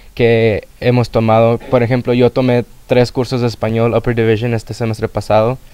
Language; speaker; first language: Spanish; early bilingual, heritage; Spanish